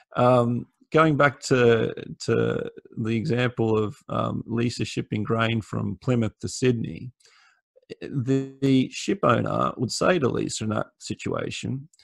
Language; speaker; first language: English; native; English